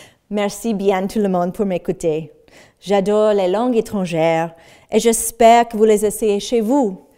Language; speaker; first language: French; non-native, fluent; English